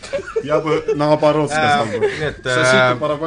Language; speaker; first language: Russian; non-native, fluent; Estonian